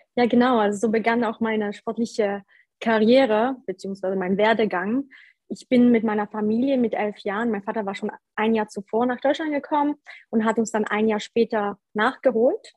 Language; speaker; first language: German; early bilingual, other home language; Polish